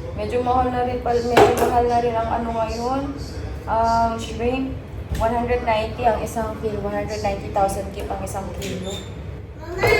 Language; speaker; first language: Filipino; non-native, local second language; Cebuano